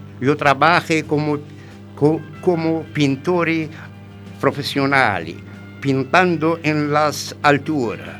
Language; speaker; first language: Spanish; non-native, learner; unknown